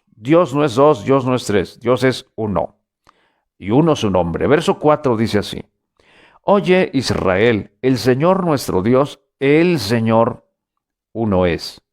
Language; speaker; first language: Spanish; native; Spanish